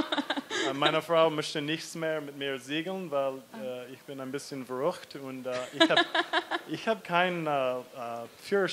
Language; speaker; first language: German; non-native, learner; English